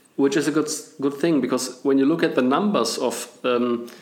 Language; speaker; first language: English; non-native, fluent; German